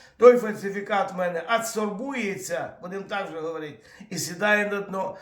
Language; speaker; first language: Ukrainian; native; Ukrainian